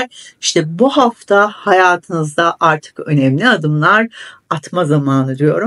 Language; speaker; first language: Turkish; native; Turkish